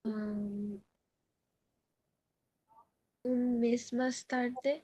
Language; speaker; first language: Spanish; non-native, learner; Bangla